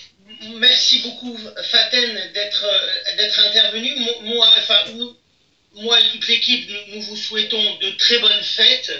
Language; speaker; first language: French; native; French